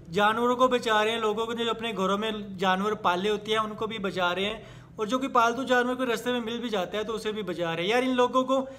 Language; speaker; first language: Urdu; native; Urdu